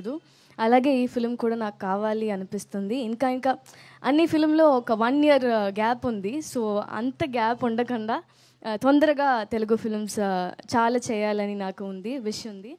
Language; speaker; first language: Telugu; non-native, fluent; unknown